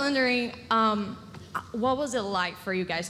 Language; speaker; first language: English; non-native, fluent; Portuguese